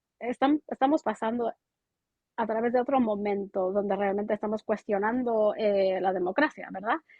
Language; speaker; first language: Spanish; early bilingual, heritage; Spanish